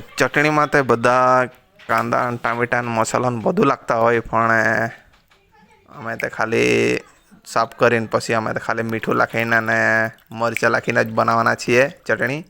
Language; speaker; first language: Gujarati; non-native, local second language; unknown